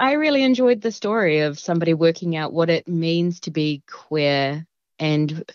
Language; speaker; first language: English; native; English